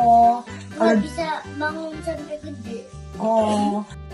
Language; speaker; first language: Indonesian; early bilingual, heritage; Indonesian